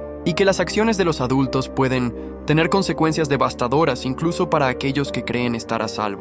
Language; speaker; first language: Spanish; native; Spanish